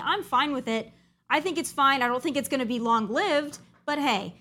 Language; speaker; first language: English; native; English